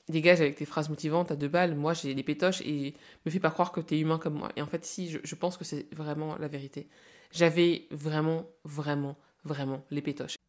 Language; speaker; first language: French; native; French